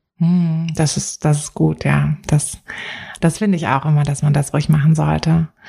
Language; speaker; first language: German; native; German